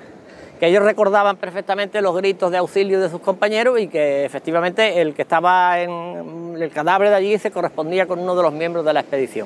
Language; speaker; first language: Spanish; native; Spanish